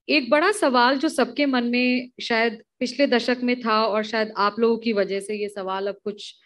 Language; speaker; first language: Hindi; native; Hindi